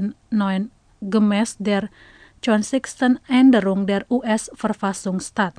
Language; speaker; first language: German; non-native, fluent; Indonesian